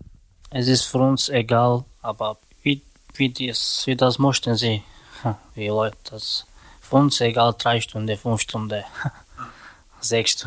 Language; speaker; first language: German; non-native, learner; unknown